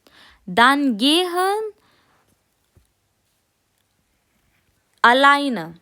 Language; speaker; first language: German; non-native, fluent; Hindi